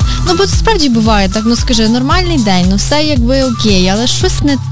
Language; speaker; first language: Ukrainian; native; Ukrainian